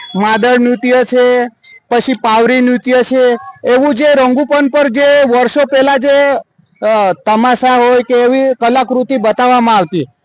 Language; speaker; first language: Gujarati; non-native, local second language; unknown